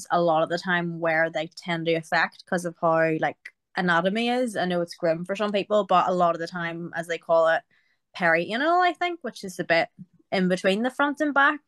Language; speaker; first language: English; native; English